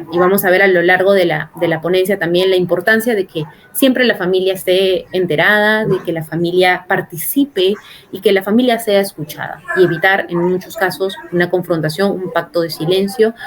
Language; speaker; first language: Spanish; native; Spanish